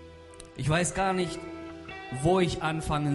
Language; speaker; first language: German; non-native, fluent; Russian